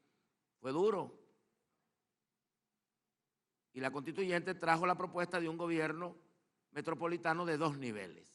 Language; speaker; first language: Spanish; native; Spanish